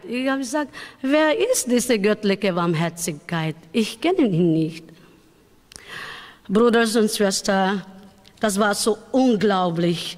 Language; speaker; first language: German; non-native, learner; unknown